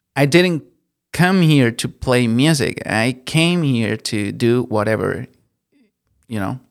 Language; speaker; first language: English; non-native, learner; Spanish